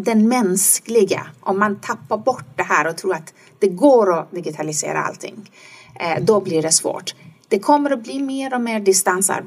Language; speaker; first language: Swedish; non-native, fluent; Persian